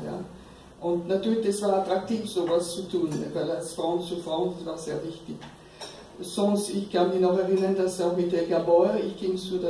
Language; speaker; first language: German; non-native, fluent; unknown